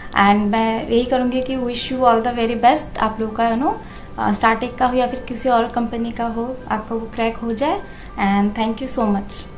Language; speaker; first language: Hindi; non-native, local second language; Assamese